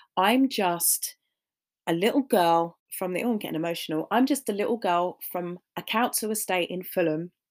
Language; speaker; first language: English; native; English